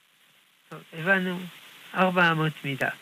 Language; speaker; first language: Hebrew; non-native, fluent; French